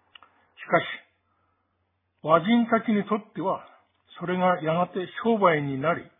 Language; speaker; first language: Japanese; native; Japanese